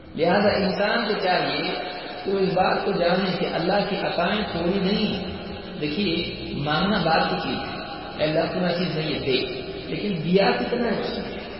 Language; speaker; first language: Urdu; native; Urdu